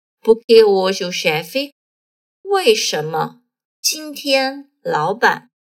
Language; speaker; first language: Chinese; non-native, fluent; Portuguese